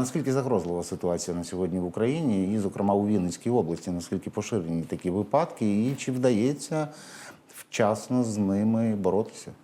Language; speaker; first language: Ukrainian; native; Ukrainian